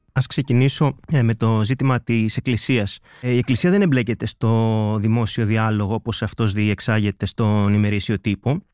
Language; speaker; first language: Greek; native; Greek